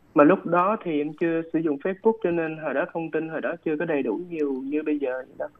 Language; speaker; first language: Vietnamese; early bilingual, other home language; Khmer